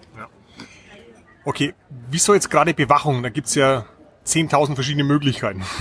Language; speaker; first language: German; native; German